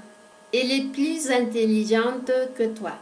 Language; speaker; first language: French; non-native, fluent; Spanish